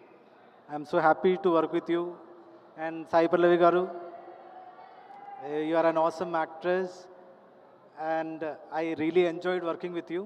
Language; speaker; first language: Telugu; non-native, learner; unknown